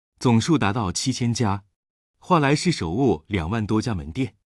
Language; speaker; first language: Chinese; native; Chinese